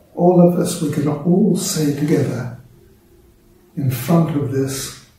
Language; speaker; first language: English; native; English